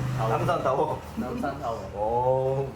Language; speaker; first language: Korean; non-native, learner; Thai